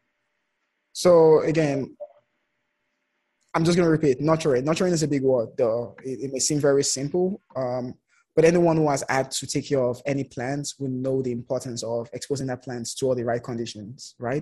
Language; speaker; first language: English; non-native, local second language; Yoruba